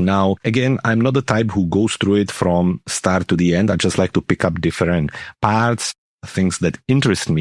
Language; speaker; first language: English; non-native, fluent; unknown